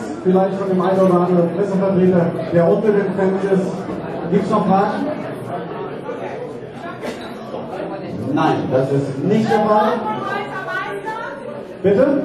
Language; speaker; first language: German; native; German